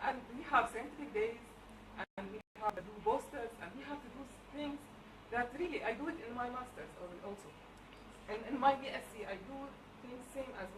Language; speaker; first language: English; non-native, learner; Arabic